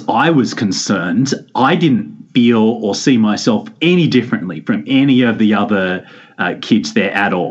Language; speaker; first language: English; native; English